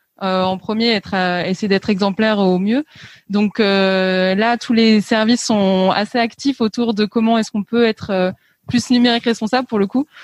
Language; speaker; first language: French; native; French